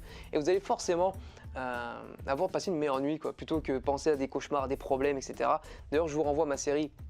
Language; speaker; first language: French; native; French